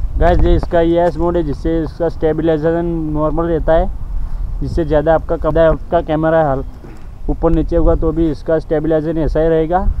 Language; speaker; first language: Hindi; non-native, local second language; Gujarati